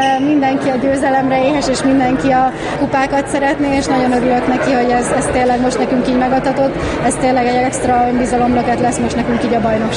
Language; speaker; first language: Hungarian; native; Hungarian